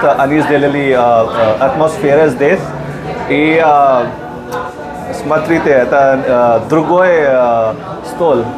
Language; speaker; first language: Russian; non-native, learner; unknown